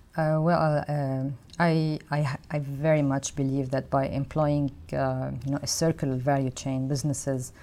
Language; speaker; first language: English; non-native, fluent; Arabic